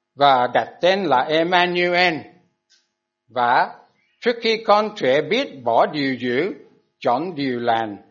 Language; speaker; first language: Vietnamese; non-native, fluent; English